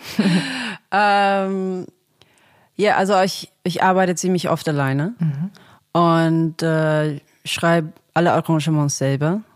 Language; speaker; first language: German; non-native, fluent; English